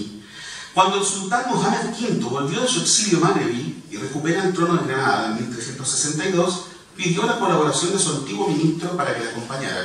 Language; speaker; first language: Spanish; native; Spanish